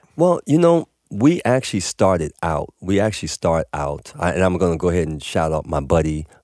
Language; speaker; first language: English; native; English